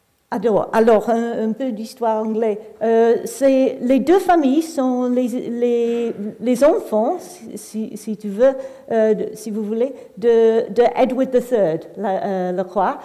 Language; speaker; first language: French; non-native, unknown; English